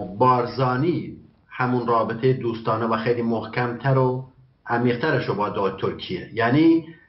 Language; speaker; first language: Persian; non-native, local second language; Kurdish